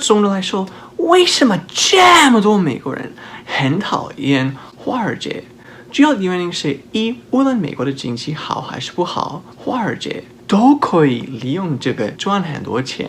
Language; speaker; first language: Chinese; non-native, fluent; English